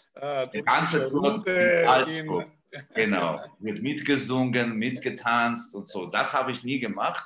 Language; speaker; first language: German; non-native, fluent; Georgian